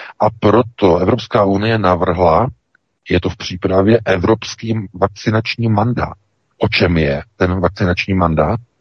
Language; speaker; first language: Czech; native; Czech